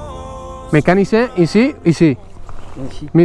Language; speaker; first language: French; non-native, learner; Spanish